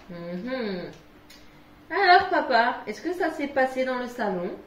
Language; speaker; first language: French; native; French